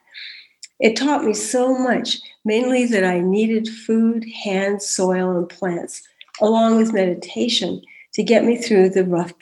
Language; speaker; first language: English; native; English